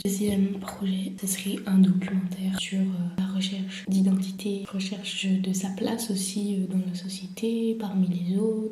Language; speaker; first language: French; native; French